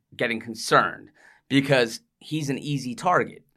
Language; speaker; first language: English; native; English